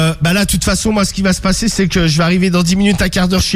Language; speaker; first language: French; native; French